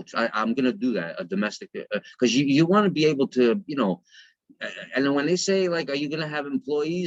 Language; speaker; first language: English; native; English